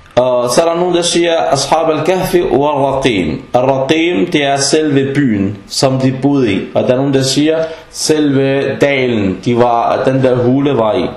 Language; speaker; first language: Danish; non-native, fluent; Arabic